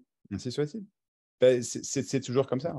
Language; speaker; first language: French; native; French